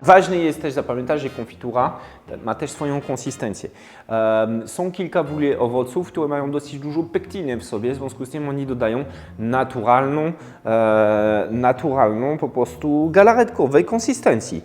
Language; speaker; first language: Polish; non-native, fluent; French